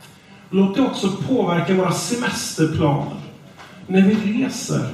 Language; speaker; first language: Swedish; non-native, fluent; English